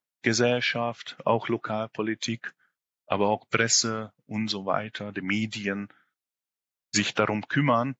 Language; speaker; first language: German; non-native, fluent; Hungarian